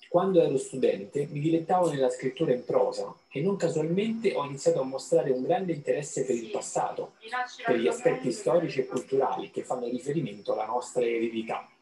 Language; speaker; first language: Italian; non-native, fluent; Albanian